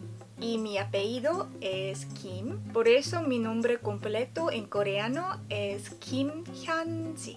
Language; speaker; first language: Spanish; non-native, fluent; Korean